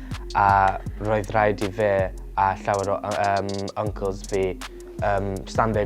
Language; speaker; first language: Welsh; non-native, local second language; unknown